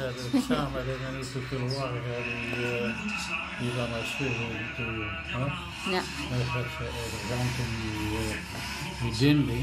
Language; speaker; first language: Indonesian; non-native, fluent; Dutch